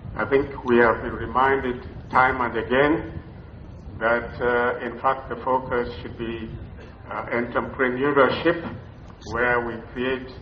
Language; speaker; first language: English; non-native, local second language; Luyia